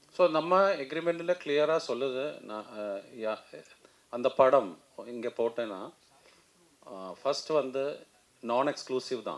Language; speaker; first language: Tamil; non-native, fluent; Malayalam